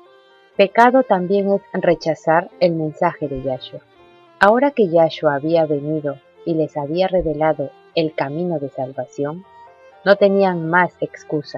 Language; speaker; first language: Spanish; native; Spanish